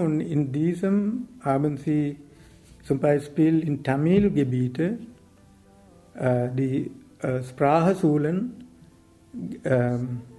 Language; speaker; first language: German; non-native, learner; Sinhala